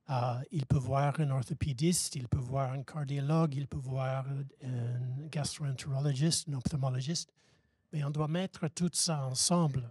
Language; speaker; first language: French; non-native, fluent; English